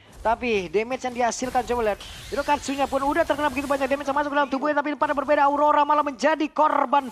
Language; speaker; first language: Indonesian; native; Indonesian